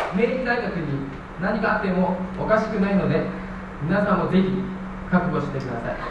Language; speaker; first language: Japanese; non-native, fluent; Chinese